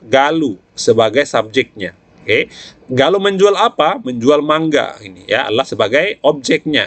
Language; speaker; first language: Indonesian; native; Indonesian